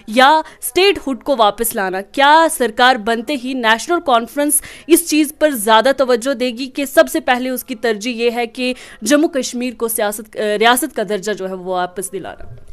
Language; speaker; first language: Hindi; non-native, local second language; Kashmiri